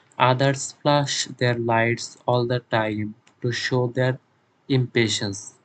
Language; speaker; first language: English; non-native, local second language; Bangla